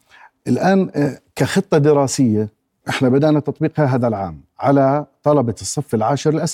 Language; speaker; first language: Arabic; native; Arabic